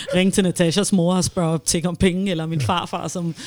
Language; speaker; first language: Danish; early bilingual, other home language; Swahili